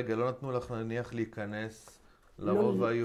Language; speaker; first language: Hebrew; native; Hebrew